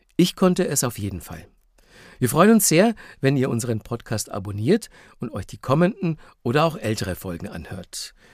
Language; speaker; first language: German; native; German